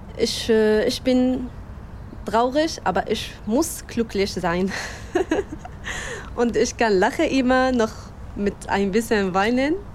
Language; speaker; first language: German; non-native, learner; Arabic